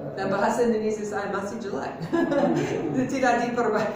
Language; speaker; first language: Indonesian; non-native, fluent; English